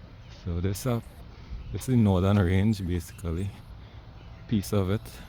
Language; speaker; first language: English; native; English